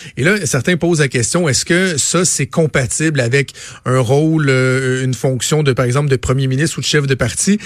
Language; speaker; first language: French; native; French